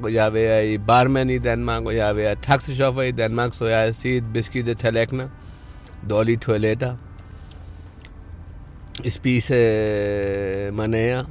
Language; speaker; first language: Danish; non-native, fluent; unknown